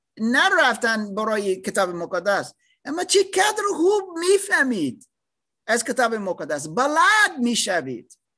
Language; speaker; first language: Persian; non-native, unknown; German